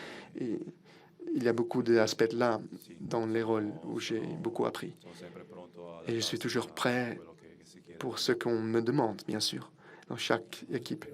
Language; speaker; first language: French; non-native, fluent; Italian